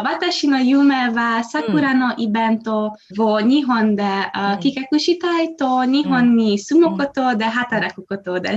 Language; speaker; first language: Japanese; non-native, learner; Hungarian